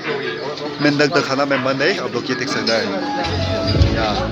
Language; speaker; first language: Hindi; non-native, local second language; Tangkhul Naga (India)